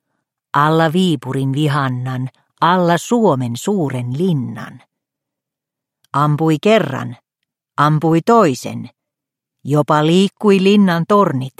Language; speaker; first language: Finnish; native; Finnish